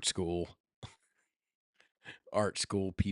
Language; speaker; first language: English; native; English